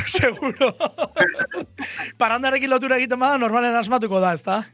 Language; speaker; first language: Basque; native; Basque